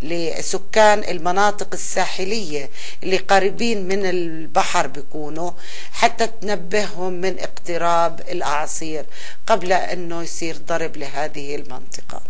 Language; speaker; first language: Arabic; native; Arabic